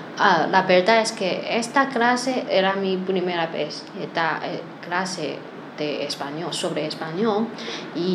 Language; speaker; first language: Spanish; non-native, learner; Chinese